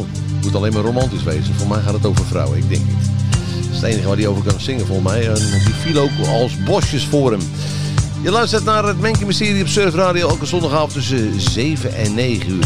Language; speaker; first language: Dutch; native; Dutch